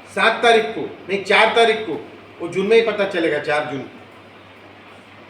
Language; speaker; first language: Hindi; non-native, local second language; Gujarati